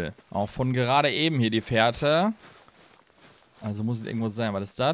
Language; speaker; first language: German; native; German